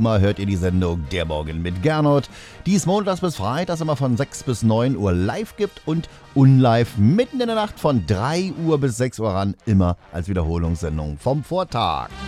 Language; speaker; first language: German; native; German